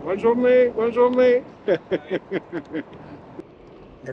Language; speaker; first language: French; native; French